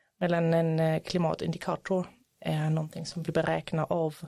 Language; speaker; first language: Swedish; non-native, fluent; German